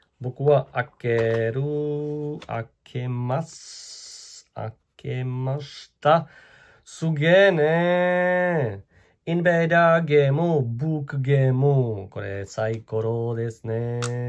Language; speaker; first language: Japanese; non-native, learner; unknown